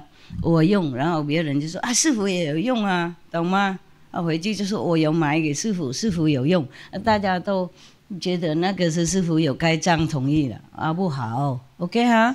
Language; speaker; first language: Chinese; non-native, fluent; Vietnamese